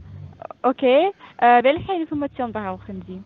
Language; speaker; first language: German; non-native, fluent; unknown